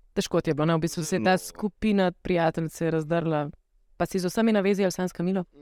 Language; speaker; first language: Slovenian; native; Slovenian